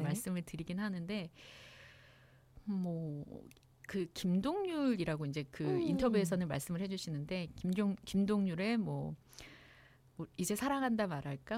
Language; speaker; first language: Korean; native; Korean